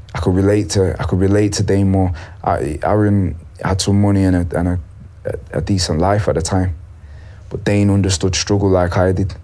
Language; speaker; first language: English; native; English